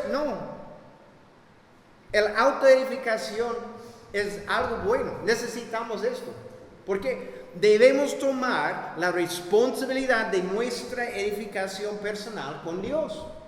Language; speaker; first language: Spanish; non-native, fluent; English